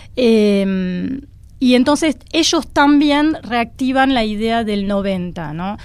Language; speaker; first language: Spanish; non-native, fluent; French